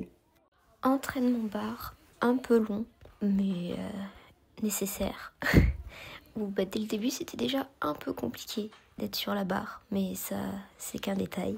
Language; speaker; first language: French; native; French